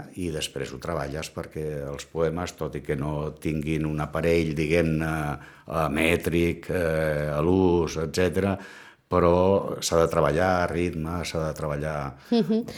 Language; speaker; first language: Catalan; non-native, local second language; Spanish